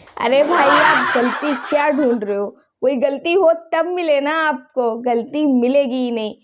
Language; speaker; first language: Hindi; native; Hindi